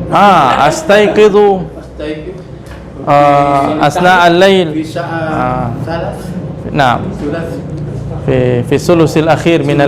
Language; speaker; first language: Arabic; non-native, fluent; Indonesian